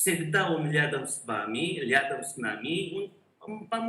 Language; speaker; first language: Russian; non-native, learner; Korean